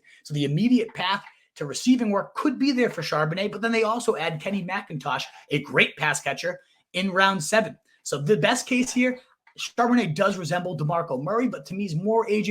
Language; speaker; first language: English; native; English